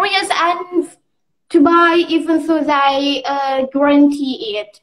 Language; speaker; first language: English; non-native, learner; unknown